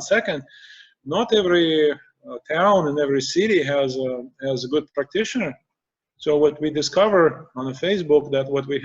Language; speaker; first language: English; non-native, fluent; Russian